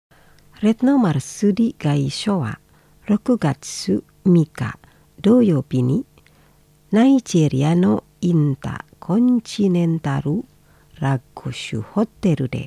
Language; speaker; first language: Japanese; non-native, fluent; Indonesian